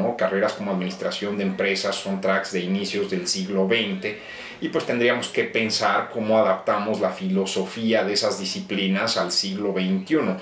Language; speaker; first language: Spanish; native; Spanish